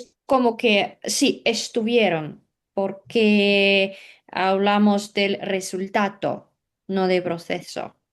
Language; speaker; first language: Spanish; non-native, learner; Russian